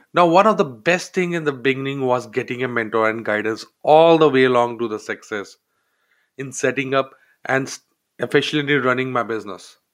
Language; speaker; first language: English; non-native, local second language; Hindi